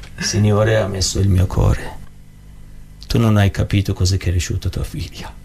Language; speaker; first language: Italian; non-native, learner; Persian